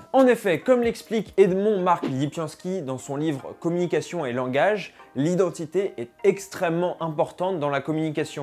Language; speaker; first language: French; native; French